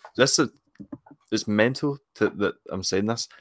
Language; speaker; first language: English; native; English